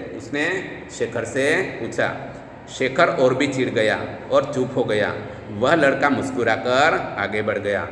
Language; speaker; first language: Hindi; non-native, local second language; Gujarati